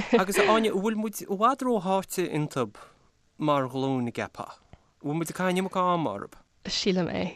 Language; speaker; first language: Irish; native; Irish